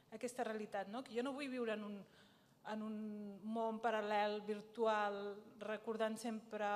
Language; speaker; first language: Catalan; early bilingual, other home language; Riffian